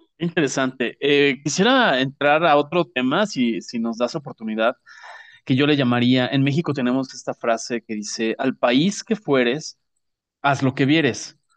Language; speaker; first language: Spanish; native; Spanish